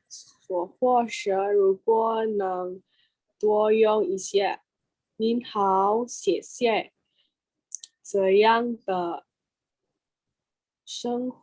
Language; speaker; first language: Chinese; non-native, learner; Indonesian